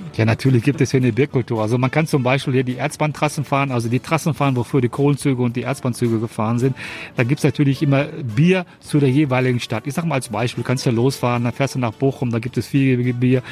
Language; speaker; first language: German; native; German